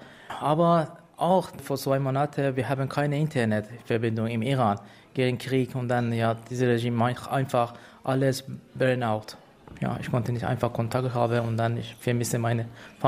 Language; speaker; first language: German; non-native, learner; Persian